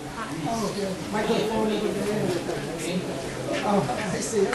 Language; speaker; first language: English; non-native, fluent; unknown